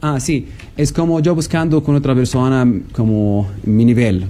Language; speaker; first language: Spanish; non-native, learner; Arabic